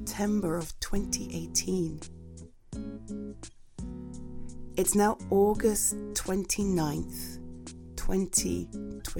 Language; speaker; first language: English; native; English